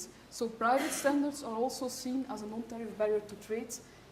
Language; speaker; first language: English; non-native, fluent; Dutch